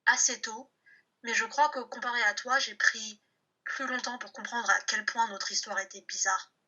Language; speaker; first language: French; early bilingual, other home language; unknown